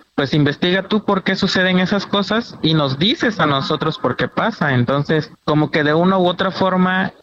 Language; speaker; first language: Spanish; native; Spanish